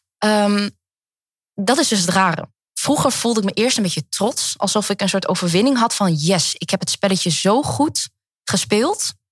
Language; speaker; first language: Dutch; early bilingual, other home language; Vietnamese